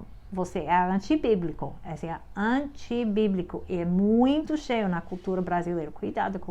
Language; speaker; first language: Portuguese; non-native, fluent; English